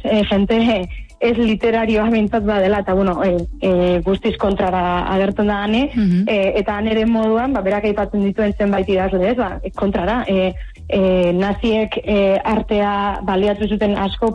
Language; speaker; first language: Basque; native; Basque